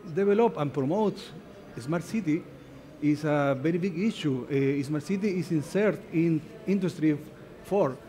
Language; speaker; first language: English; non-native, learner; Spanish